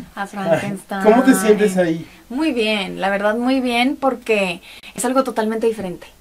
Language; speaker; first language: Spanish; native; Spanish